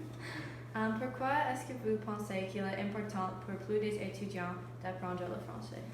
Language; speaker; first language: French; non-native, fluent; English